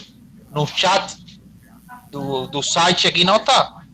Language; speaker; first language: Portuguese; non-native, learner; Spanish